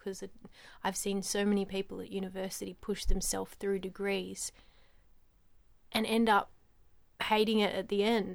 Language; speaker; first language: English; native; English